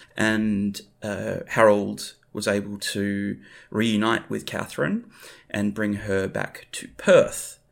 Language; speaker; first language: English; native; English